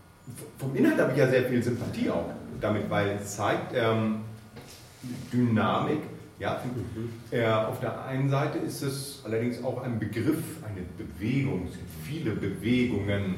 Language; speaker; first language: German; native; German